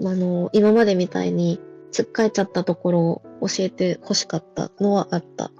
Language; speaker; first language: Japanese; native; Japanese